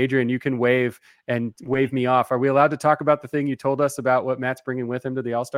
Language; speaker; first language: English; native; English